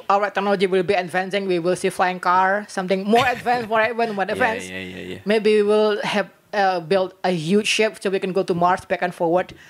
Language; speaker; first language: English; non-native, learner; Indonesian